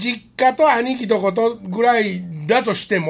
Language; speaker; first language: Japanese; native; Japanese